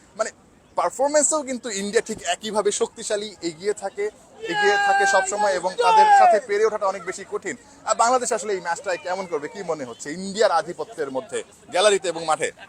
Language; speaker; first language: Bangla; native; Bangla